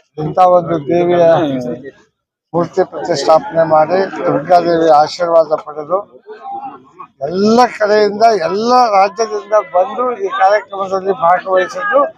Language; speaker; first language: Kannada; non-native, local second language; Lambadi